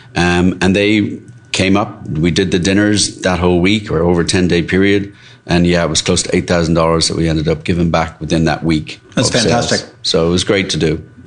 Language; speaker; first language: English; native; English